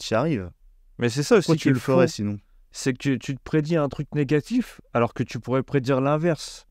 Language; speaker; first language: French; native; French